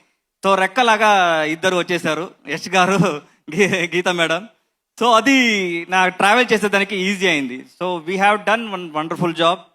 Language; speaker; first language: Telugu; non-native, learner; Kannada